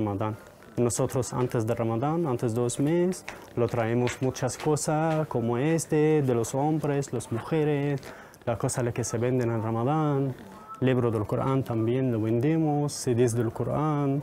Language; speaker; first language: Spanish; non-native, learner; Arabic